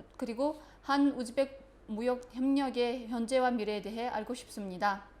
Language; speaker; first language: Korean; non-native, fluent; Uzbek